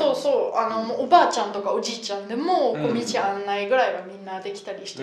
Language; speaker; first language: Japanese; non-native, fluent; German